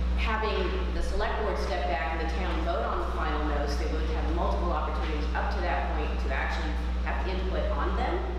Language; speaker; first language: English; native; English